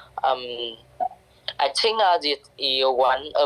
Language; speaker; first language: English; non-native, learner; Vietnamese